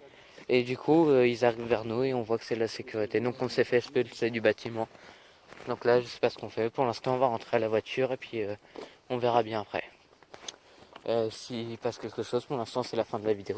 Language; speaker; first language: French; native; French